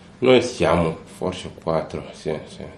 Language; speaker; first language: Italian; non-native, learner; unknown